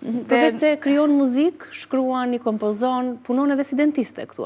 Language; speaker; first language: Albanian; native; Albanian